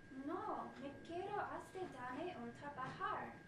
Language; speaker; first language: Spanish; non-native, learner; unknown